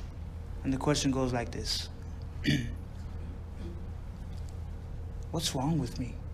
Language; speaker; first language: English; early bilingual, other home language; Persian